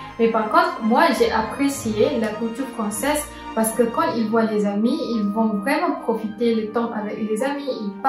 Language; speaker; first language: French; non-native, fluent; Malay